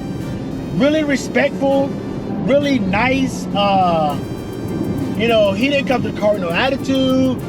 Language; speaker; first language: English; native; English